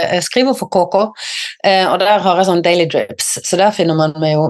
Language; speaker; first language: Norwegian; native; Norwegian